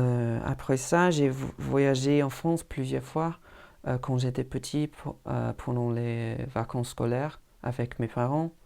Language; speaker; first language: French; non-native, fluent; English